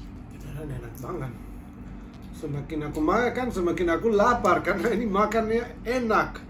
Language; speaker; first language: Indonesian; non-native, learner; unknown